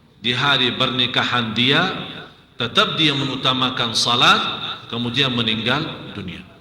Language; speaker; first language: Malay; non-native, fluent; Arabic